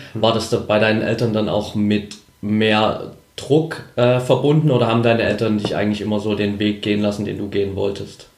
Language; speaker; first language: German; native; German